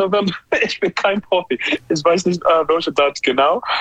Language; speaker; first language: German; non-native, fluent; English